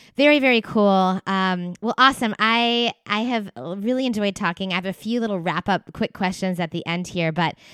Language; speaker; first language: English; native; English